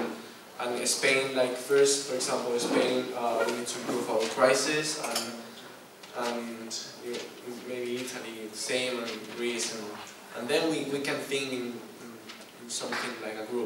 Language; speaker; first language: English; non-native, learner; Spanish